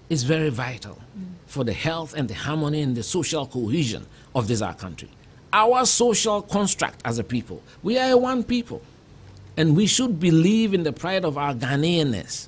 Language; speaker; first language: English; non-native, local second language; Akan